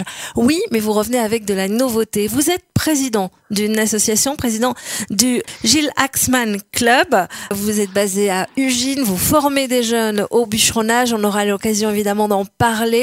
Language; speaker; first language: French; native; French